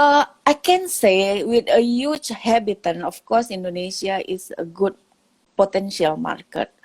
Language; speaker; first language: English; non-native, local second language; Indonesian